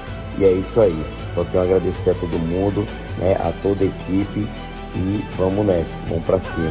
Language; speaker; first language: Portuguese; native; Portuguese